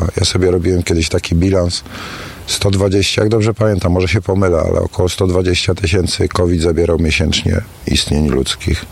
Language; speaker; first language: Polish; native; Polish